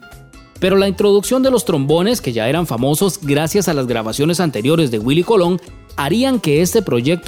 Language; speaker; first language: Spanish; native; Spanish